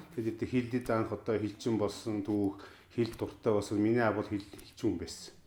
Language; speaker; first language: Mongolian; native; Mongolian